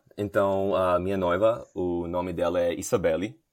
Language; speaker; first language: Portuguese; non-native, learner; English